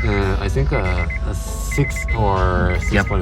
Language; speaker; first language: English; non-native, learner; Japanese